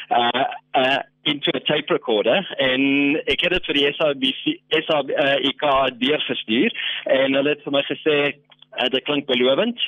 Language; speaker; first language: Afrikaans; non-native, local second language; English